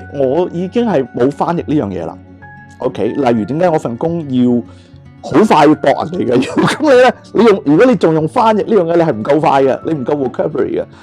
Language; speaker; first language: Cantonese; native; Cantonese